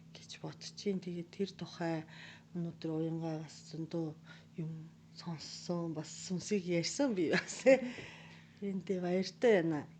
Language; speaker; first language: Mongolian; non-native, fluent; Japanese